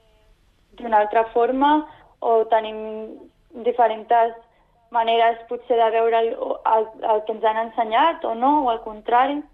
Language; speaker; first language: Catalan; non-native, local second language; Spanish